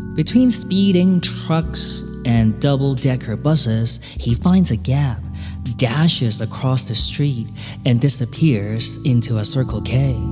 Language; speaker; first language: English; non-native, local second language; Cantonese